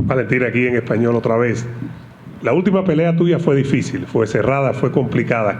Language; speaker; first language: Spanish; native; Spanish